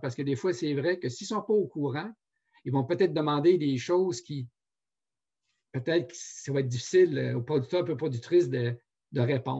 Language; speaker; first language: French; native; French